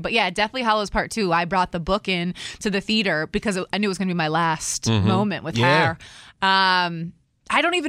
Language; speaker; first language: English; native; English